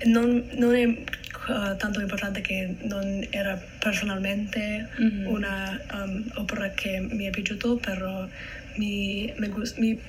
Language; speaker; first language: Italian; non-native, learner; English